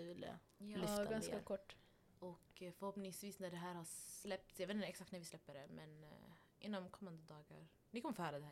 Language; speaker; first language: Swedish; non-native, local second language; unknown